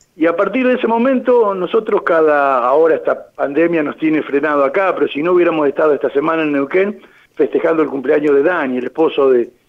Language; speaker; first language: Spanish; native; Spanish